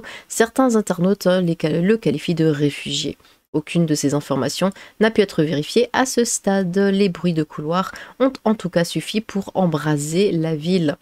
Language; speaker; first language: French; native; French